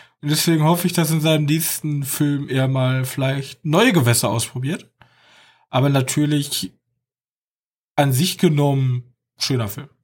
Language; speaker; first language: German; native; German